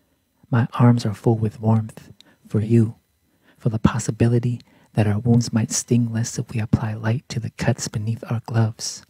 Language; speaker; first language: English; native; English